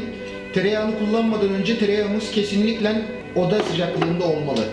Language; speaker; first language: Turkish; native; Turkish